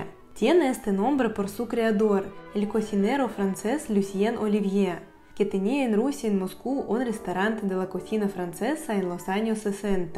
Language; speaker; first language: Spanish; non-native, fluent; Russian